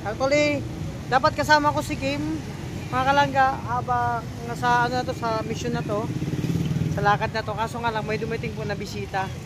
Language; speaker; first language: Filipino; non-native, local second language; Bikol